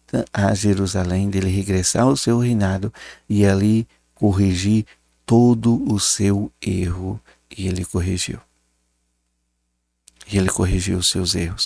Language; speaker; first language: Portuguese; native; Portuguese